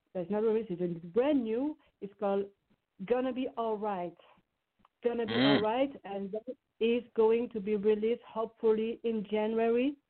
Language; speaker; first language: English; non-native, fluent; French